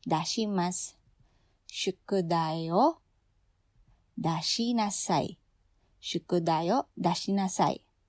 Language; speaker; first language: Japanese; non-native, fluent; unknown